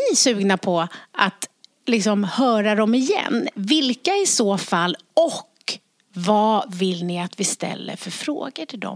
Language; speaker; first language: Swedish; native; Swedish